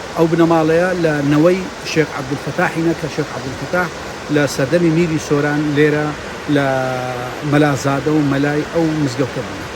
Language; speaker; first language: Central Kurdish; native; Central Kurdish